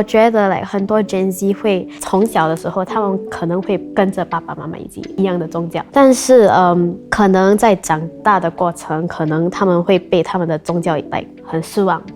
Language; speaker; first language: Chinese; non-native, local second language; English